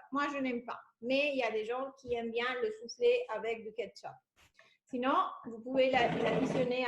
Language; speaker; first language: French; non-native, fluent; Spanish